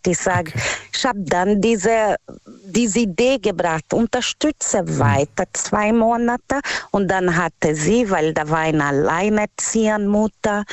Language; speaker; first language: German; non-native, learner; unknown